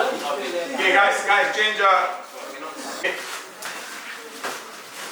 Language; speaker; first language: English; non-native, fluent; Indonesian